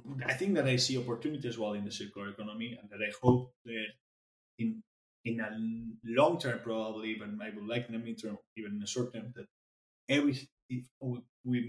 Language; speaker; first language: English; non-native, fluent; Spanish